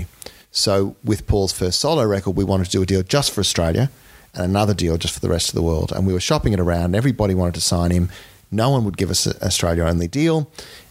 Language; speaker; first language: English; native; English